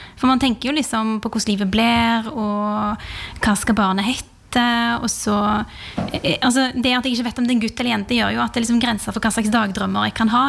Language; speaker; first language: Norwegian; early bilingual, other home language; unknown